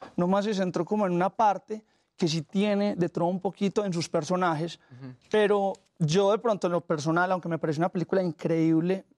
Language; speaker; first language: Spanish; native; Spanish